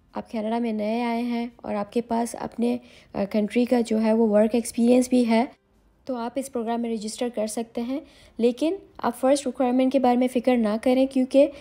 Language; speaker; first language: Hindi; native; Hindi